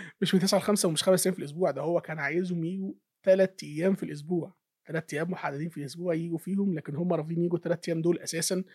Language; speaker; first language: Arabic; native; Arabic